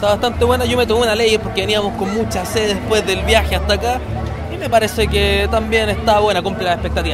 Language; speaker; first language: Spanish; native; Spanish